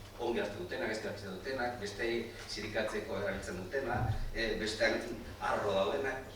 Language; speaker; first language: Basque; non-native, local second language; Spanish